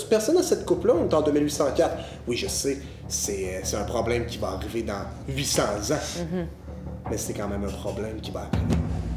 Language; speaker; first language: French; native; French